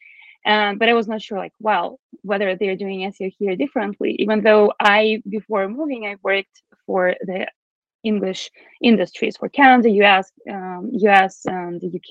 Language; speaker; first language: English; non-native, fluent; Russian